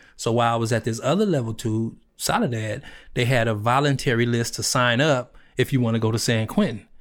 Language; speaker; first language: English; native; English